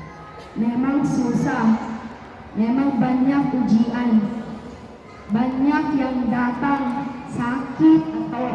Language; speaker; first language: Indonesian; non-native, learner; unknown